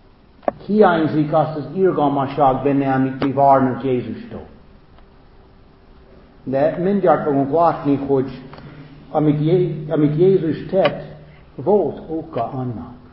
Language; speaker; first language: Hungarian; non-native, fluent; English